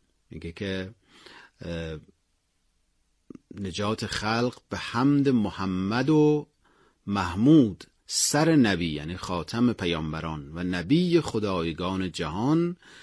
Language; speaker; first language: Persian; native; Persian